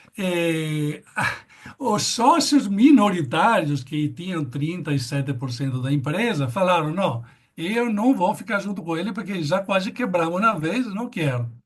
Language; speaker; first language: Portuguese; non-native, fluent; Italian